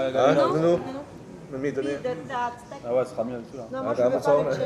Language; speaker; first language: French; early bilingual, other home language; Lao